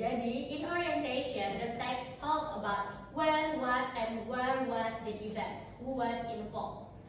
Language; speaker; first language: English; non-native, learner; Indonesian